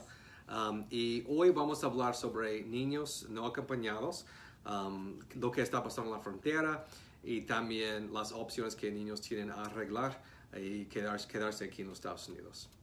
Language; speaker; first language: Spanish; non-native, fluent; English